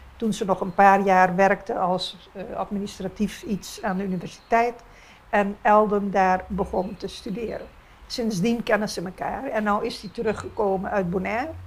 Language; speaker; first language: Dutch; non-native, local second language; Papiamento